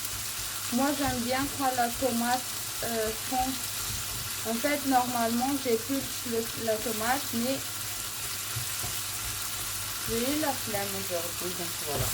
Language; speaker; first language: French; non-native, local second language; Malagasy